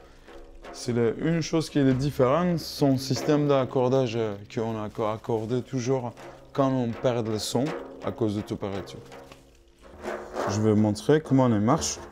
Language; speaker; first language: French; non-native, learner; Kurdish